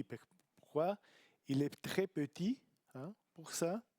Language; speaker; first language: French; non-native, learner; Italian